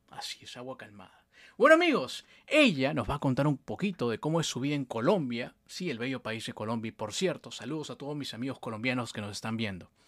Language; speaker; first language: Spanish; native; Spanish